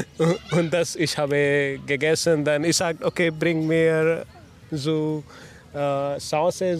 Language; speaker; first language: German; non-native, learner; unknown